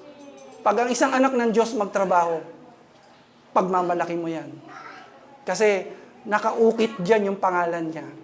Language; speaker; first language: Filipino; native; Filipino